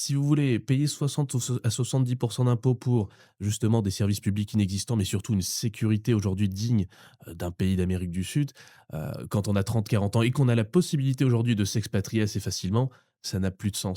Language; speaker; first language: French; native; French